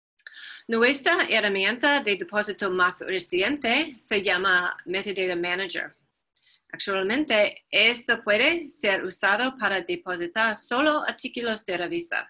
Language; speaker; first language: Spanish; non-native, fluent; English